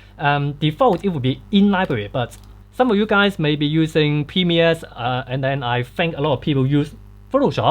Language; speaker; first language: English; non-native, fluent; Cantonese